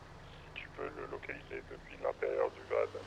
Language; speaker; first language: French; native; French